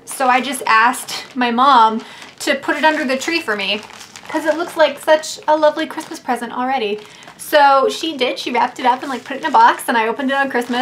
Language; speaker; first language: English; native; English